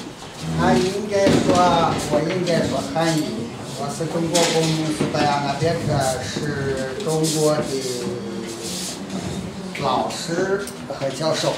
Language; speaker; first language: Chinese; non-native, local second language; Kazakh